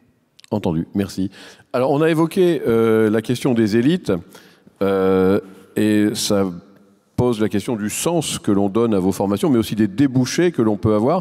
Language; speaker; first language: French; native; French